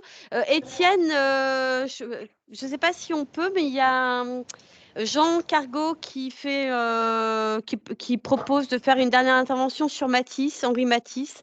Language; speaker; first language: French; native; French